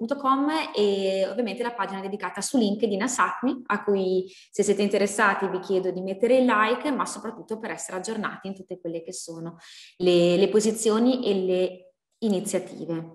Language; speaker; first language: Italian; native; Italian